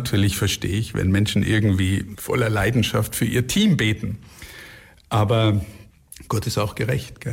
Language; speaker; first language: German; native; German